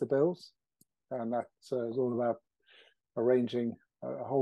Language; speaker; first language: English; native; English